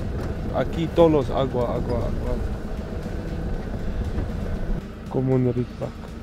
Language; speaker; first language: Spanish; non-native, learner; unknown